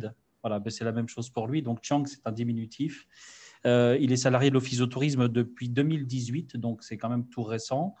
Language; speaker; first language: French; native; French